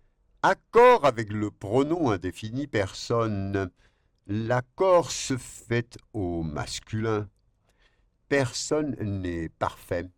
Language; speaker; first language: French; non-native, fluent; Spanish